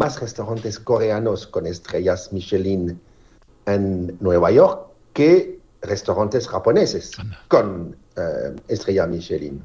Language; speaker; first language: Spanish; non-native, fluent; Italian